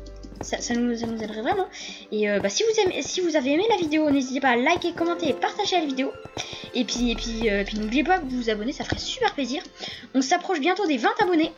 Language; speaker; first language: French; native; French